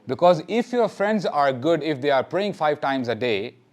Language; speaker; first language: English; non-native, local second language; Urdu